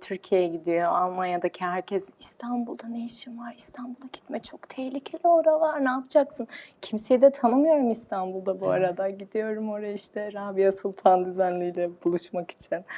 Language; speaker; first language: Turkish; early bilingual, heritage; Turkish